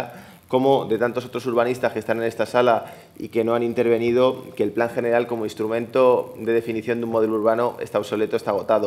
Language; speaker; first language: Spanish; native; Spanish